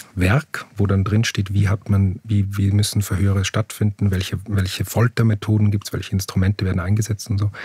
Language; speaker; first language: German; native; German